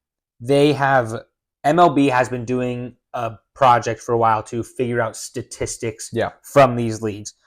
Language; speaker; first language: English; native; English